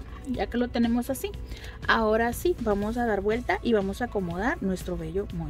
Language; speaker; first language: Spanish; native; Spanish